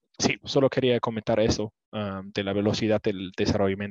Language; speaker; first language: Spanish; non-native, learner; English